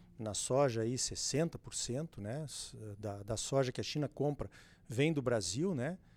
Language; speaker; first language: Portuguese; native; Portuguese